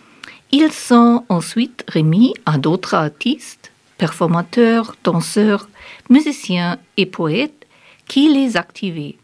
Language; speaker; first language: French; non-native, learner; German